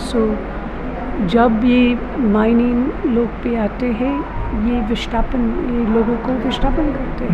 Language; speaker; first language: Hindi; non-native, learner; English